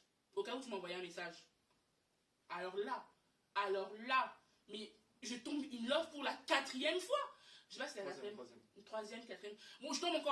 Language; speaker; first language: French; native; French